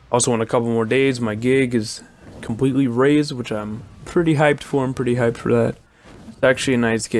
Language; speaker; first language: English; native; English